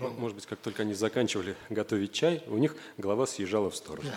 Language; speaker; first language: Russian; native; Russian